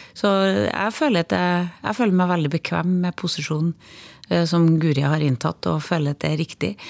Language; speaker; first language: Norwegian; native; Norwegian